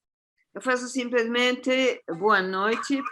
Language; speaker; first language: Portuguese; non-native, fluent; Spanish